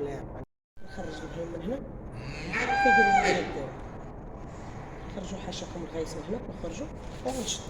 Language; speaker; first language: Arabic; native; Arabic